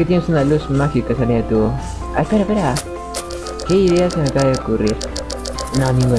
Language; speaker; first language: Spanish; native; Spanish